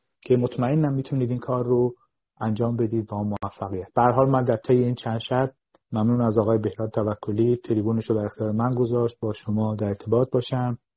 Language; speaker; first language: Persian; native; Persian